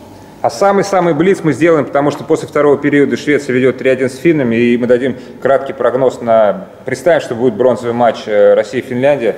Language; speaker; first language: Russian; native; Russian